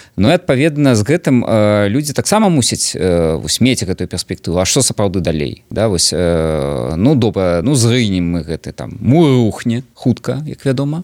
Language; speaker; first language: Belarusian; non-native, local second language; Russian